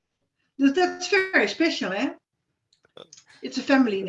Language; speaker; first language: English; non-native, learner; Dutch